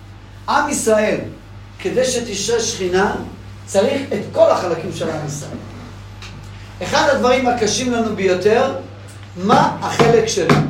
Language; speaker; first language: Hebrew; non-native, fluent; English